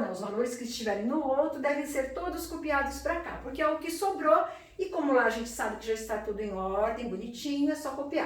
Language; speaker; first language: Portuguese; native; Portuguese